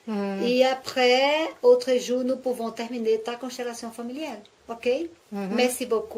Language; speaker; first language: French; non-native, learner; Portuguese